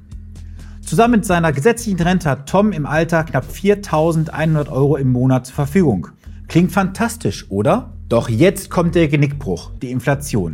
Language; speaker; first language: German; native; German